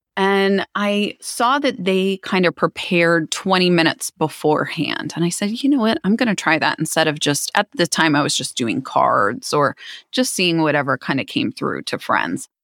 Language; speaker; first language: English; native; English